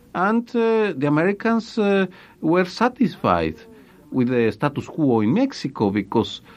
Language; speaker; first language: English; non-native, fluent; Spanish